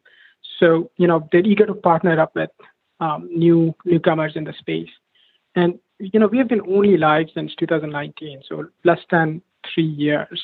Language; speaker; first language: English; non-native, local second language; Hindi